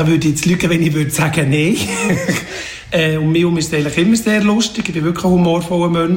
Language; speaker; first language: German; native; German